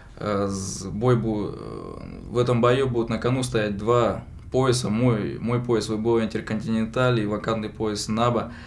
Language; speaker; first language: Russian; native; Russian